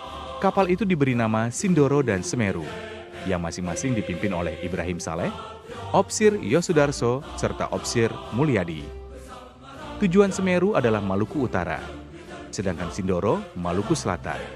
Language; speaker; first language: Indonesian; native; Indonesian